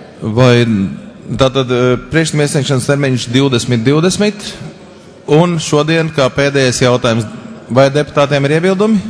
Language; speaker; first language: Latvian; native; Latvian